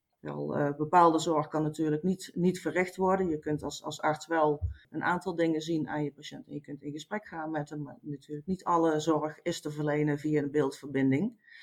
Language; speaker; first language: Dutch; native; Dutch